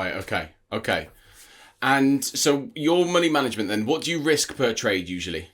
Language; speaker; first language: English; native; English